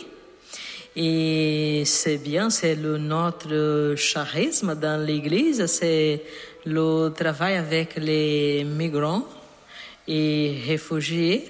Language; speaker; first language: French; non-native, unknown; Portuguese